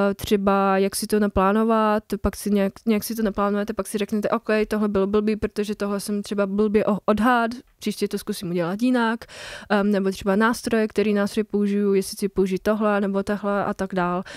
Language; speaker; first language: Czech; non-native, fluent; Bosnian